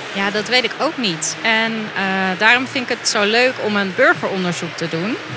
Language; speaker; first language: Dutch; native; Dutch